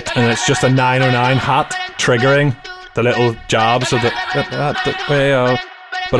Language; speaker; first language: English; native; English